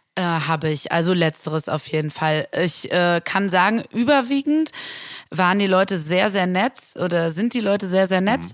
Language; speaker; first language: German; native; German